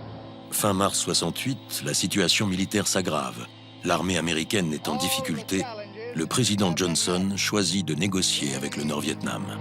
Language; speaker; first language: French; native; French